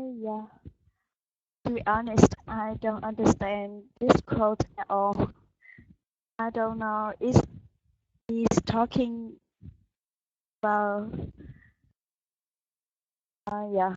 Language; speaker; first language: English; non-native, learner; Vietnamese